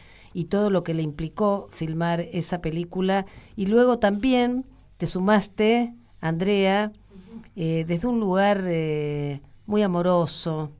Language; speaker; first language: Spanish; native; Spanish